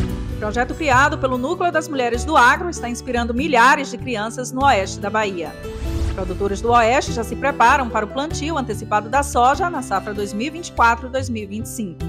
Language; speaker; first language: Portuguese; native; Portuguese